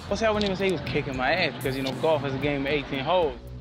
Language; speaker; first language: English; native; English